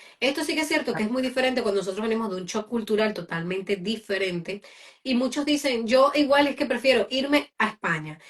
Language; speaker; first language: Spanish; native; Spanish